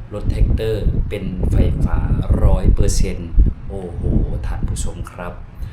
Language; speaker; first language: Thai; native; Thai